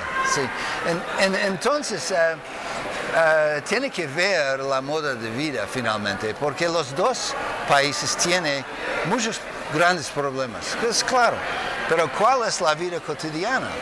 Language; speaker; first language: Spanish; non-native, fluent; English